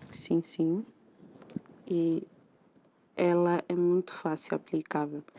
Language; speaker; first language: Portuguese; native; Portuguese